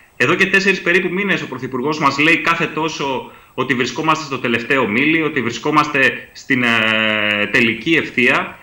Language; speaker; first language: Greek; native; Greek